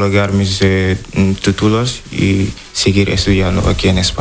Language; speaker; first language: Spanish; non-native, fluent; Wolof